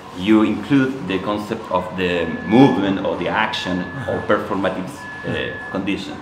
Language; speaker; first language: English; non-native, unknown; Spanish